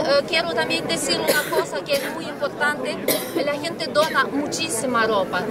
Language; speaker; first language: Spanish; non-native, fluent; Ukrainian